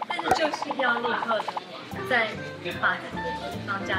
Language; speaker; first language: Chinese; native; Chinese